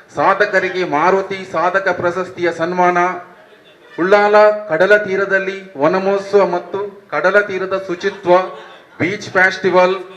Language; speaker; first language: Kannada; native; Kannada